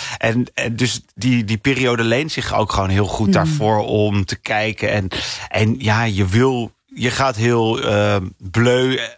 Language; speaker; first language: Dutch; early bilingual, other home language; Punjabi